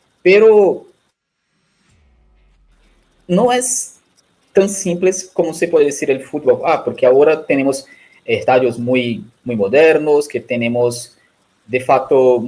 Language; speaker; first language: Spanish; non-native, learner; Portuguese